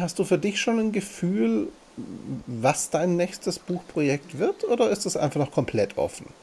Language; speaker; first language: German; native; German